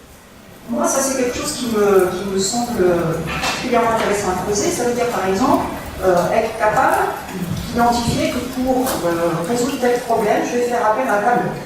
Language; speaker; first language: French; native; French